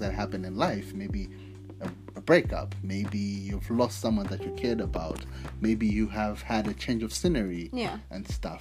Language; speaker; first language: English; non-native, local second language; Nyanja